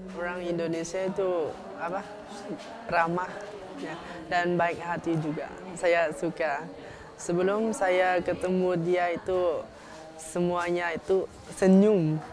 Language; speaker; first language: Indonesian; non-native, learner; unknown